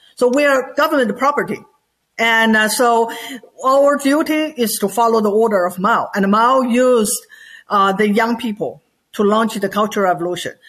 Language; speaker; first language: English; non-native, fluent; Chinese